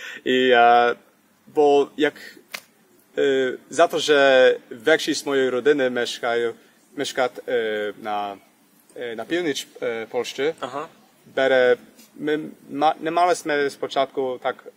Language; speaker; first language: Polish; early bilingual, heritage; Polish